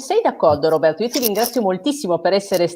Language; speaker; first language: Italian; native; Italian